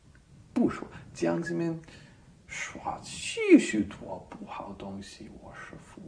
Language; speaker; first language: Chinese; non-native, learner; English